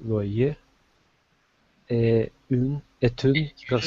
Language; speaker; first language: French; non-native, learner; Russian